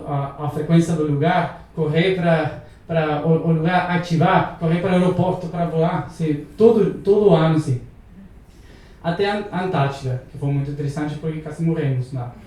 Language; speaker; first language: Portuguese; non-native, learner; Spanish